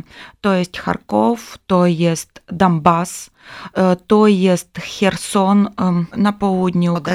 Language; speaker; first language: Polish; non-native, learner; Ukrainian